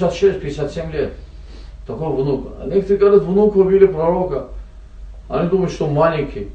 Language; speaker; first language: Russian; non-native, learner; Azerbaijani